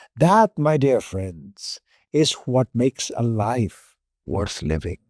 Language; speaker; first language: English; non-native, local second language; Filipino